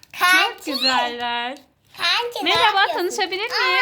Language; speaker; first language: Turkish; native; Turkish